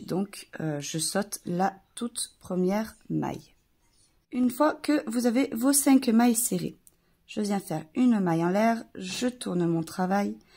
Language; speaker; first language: French; native; French